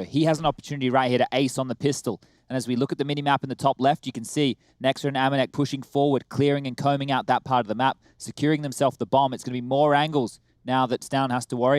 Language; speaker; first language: English; native; English